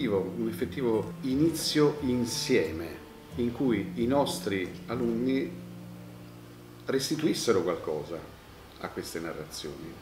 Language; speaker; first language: Italian; native; Italian